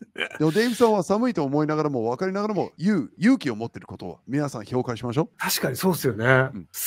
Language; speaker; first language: Japanese; non-native, fluent; English